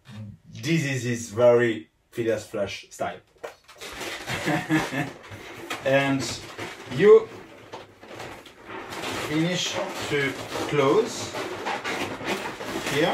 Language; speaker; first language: English; non-native, learner; Italian